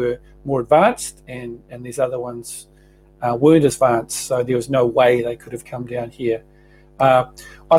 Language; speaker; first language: English; native; English